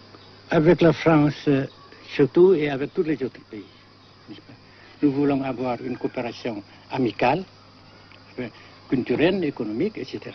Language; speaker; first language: French; non-native, fluent; Vietnamese